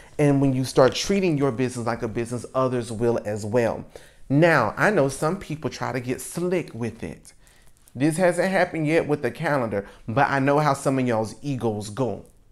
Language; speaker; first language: English; native; English